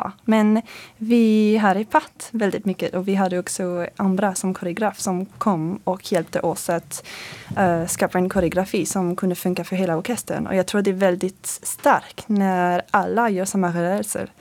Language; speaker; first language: Swedish; non-native, fluent; French